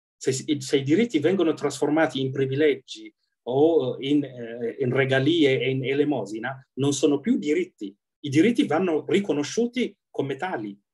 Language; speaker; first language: Italian; non-native, fluent; Tigrinya